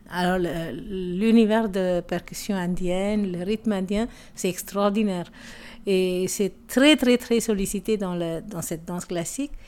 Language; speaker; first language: French; non-native, local second language; Tamil